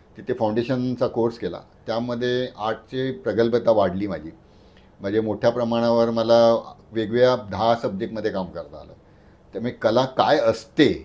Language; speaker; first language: Marathi; native; Marathi